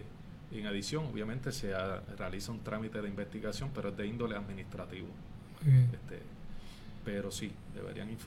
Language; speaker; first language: Spanish; native; Spanish